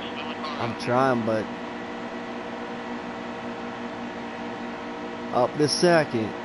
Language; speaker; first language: English; native; English